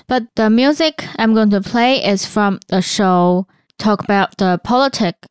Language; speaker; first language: English; non-native, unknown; Chinese